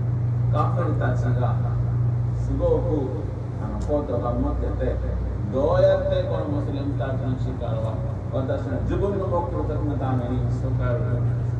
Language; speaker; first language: Japanese; non-native, learner; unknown